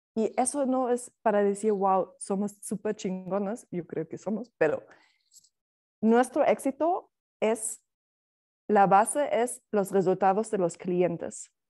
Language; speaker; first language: Spanish; non-native, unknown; German